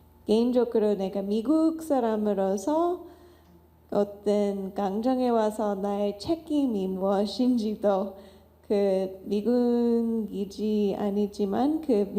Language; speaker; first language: Korean; non-native, fluent; English